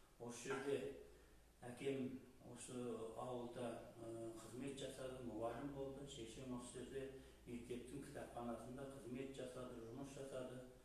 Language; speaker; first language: Kazakh; native; Kazakh